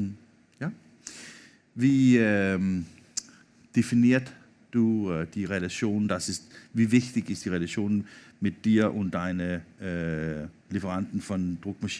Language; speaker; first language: German; non-native, learner; Danish